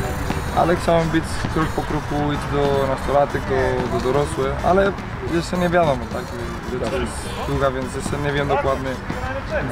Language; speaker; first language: Polish; non-native, learner; Spanish